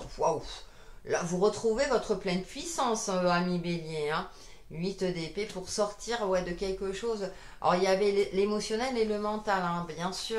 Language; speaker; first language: French; native; French